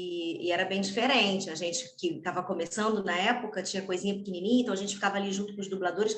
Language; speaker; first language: Portuguese; native; Portuguese